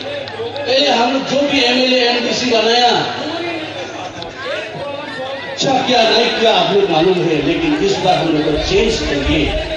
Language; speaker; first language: Hindi; non-native, local second language; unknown